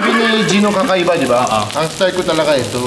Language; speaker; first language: Filipino; non-native, fluent; Korean